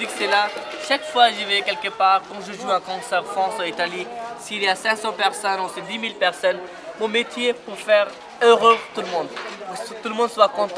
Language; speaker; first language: French; non-native, learner; Hindi